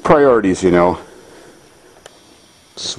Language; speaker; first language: English; native; English